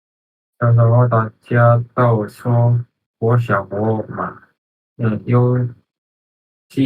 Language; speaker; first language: Chinese; non-native, learner; Indonesian